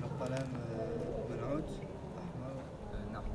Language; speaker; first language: Arabic; non-native, learner; French